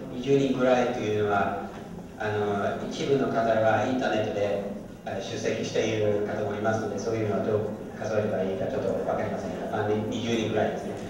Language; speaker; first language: Japanese; non-native, fluent; English